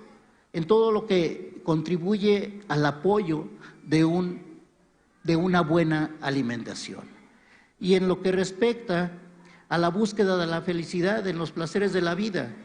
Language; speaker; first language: Spanish; native; Spanish